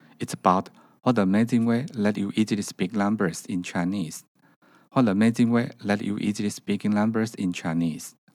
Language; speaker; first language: English; non-native, learner; Chinese